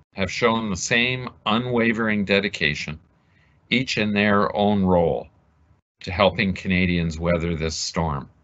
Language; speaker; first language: English; native; English